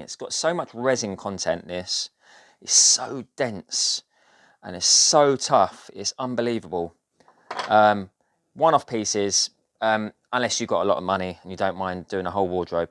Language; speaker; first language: English; native; English